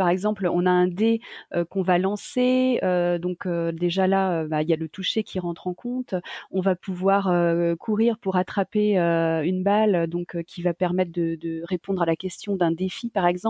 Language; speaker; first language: French; native; French